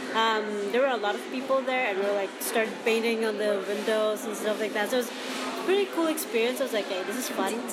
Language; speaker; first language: English; non-native, local second language; Cebuano